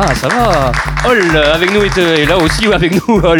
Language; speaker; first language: French; native; French